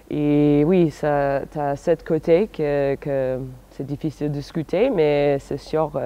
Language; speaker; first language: French; non-native, fluent; English